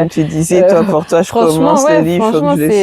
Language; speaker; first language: French; native; French